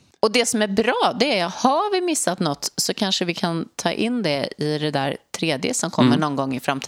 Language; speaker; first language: Swedish; native; Swedish